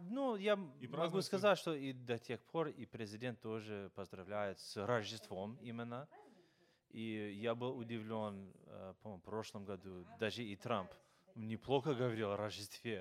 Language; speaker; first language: Russian; non-native, fluent; English